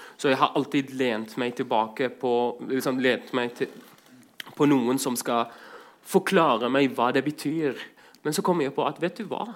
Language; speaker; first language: Norwegian; non-native, fluent; Arabic